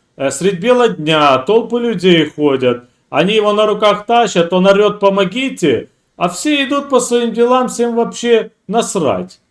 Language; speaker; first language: Russian; native; Russian